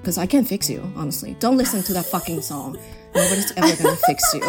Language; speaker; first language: English; non-native, fluent; Chinese